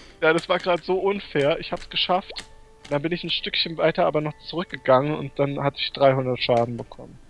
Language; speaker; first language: German; native; German